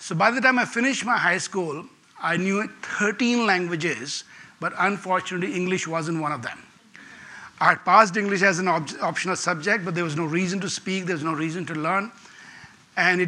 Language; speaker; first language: English; non-native, local second language; Punjabi